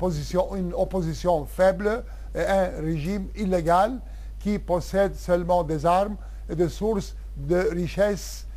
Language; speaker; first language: French; non-native, local second language; Arabic